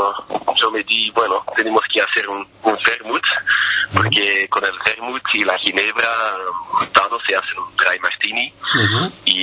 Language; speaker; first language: Spanish; non-native, fluent; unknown